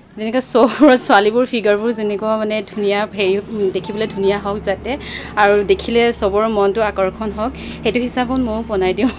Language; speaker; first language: Assamese; native; Assamese